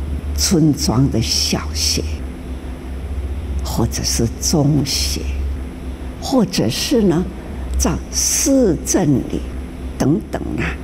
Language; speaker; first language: Chinese; native; Chinese